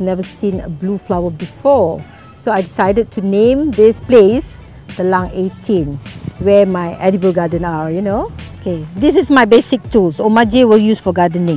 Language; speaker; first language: English; non-native, local second language; Malay